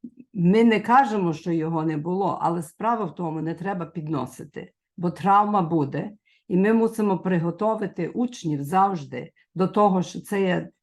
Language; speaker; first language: Ukrainian; early bilingual, heritage; Ukrainian